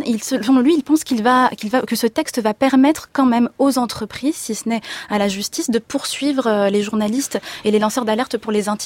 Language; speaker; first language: French; native; French